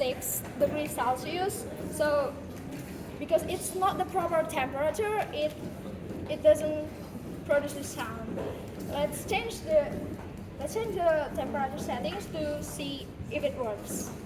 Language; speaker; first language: English; non-native, learner; Indonesian